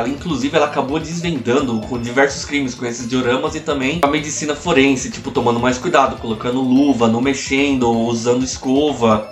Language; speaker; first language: Portuguese; native; Portuguese